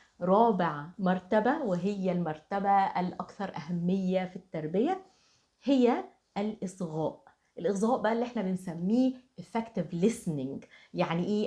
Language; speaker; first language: Arabic; native; Arabic